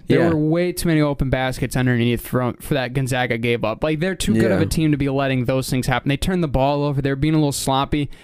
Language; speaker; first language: English; native; English